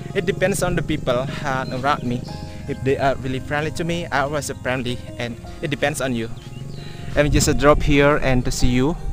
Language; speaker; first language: English; non-native, learner; Indonesian